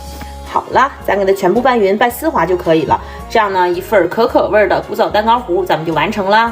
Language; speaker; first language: Chinese; native; Chinese